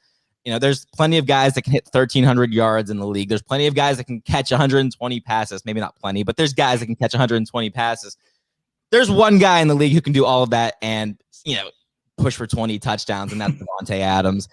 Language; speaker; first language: English; native; English